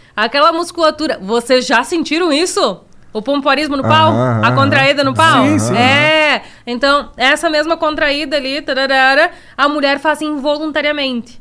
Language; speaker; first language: Portuguese; native; Portuguese